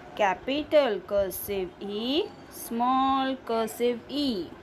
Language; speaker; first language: English; non-native, local second language; Hindi